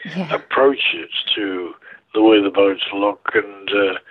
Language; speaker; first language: English; native; English